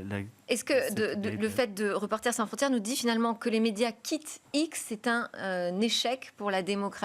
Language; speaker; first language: French; native; French